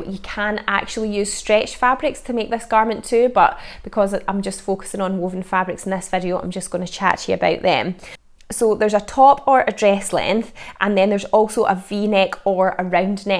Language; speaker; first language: English; native; English